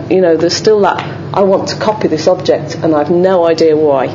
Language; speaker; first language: English; native; English